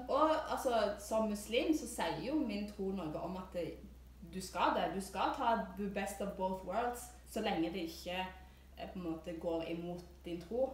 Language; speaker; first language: Norwegian; early bilingual, other home language; Somali